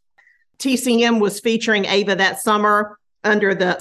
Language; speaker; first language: English; native; English